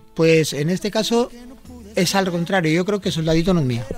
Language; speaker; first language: Spanish; native; Spanish